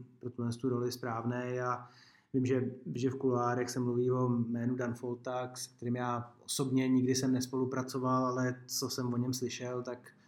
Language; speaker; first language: Czech; native; Czech